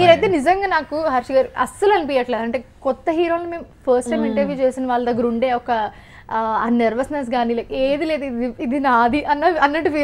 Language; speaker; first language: Telugu; native; Telugu